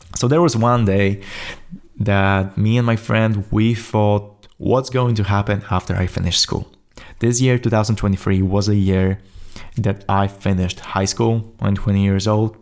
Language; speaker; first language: English; non-native, fluent; Polish